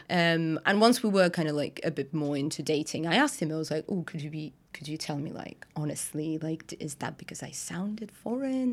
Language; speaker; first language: English; non-native, fluent; Russian